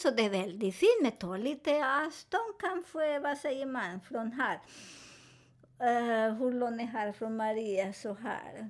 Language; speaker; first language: Swedish; non-native, learner; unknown